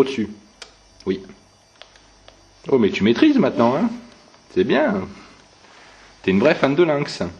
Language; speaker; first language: French; native; French